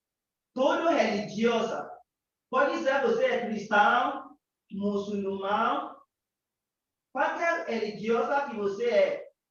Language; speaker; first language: Portuguese; non-native, learner; Yoruba